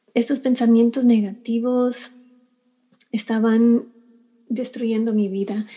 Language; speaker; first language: Spanish; early bilingual, heritage; Spanish